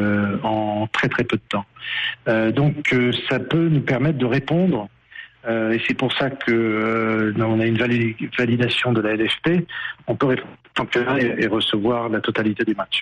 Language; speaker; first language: French; native; French